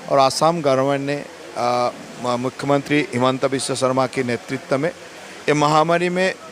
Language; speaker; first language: Hindi; non-native, local second language; Assamese